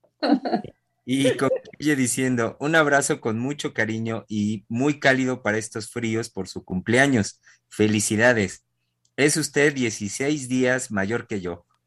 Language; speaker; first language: Spanish; native; Spanish